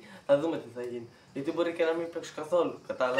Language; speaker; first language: Greek; early bilingual, heritage; Greek